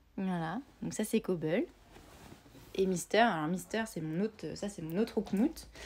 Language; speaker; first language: French; native; French